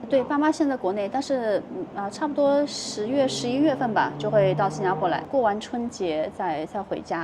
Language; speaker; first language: Chinese; native; Chinese